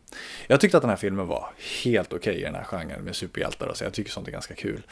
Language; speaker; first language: Swedish; native; Swedish